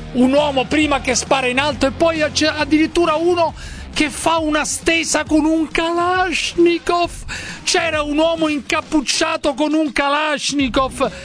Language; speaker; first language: Italian; native; Italian